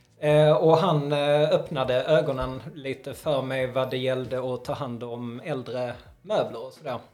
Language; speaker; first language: Swedish; native; Swedish